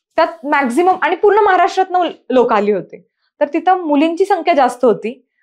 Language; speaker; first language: Marathi; non-native, local second language; Urdu